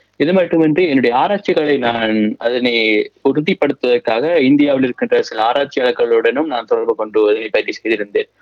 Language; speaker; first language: Tamil; native; Tamil